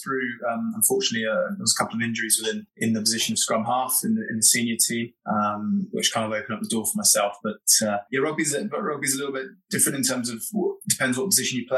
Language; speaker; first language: English; native; English